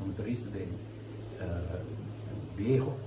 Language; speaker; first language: Spanish; non-native, learner; English